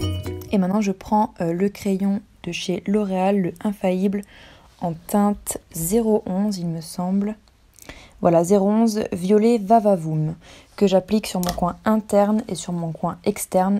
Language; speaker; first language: French; native; French